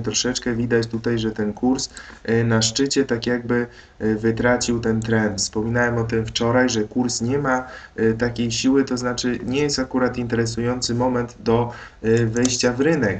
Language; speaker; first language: Polish; native; Polish